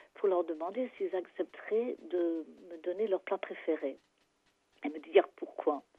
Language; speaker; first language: French; non-native, fluent; English